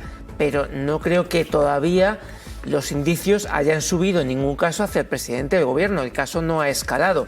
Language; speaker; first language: Spanish; native; Spanish